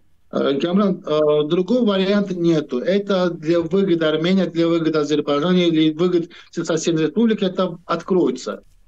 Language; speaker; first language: Russian; non-native, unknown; Turkish